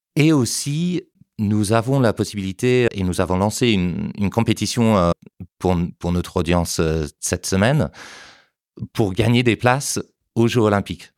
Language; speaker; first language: French; non-native, fluent; English